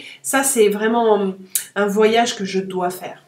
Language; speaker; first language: French; native; French